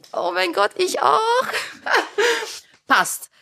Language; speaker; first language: German; native; German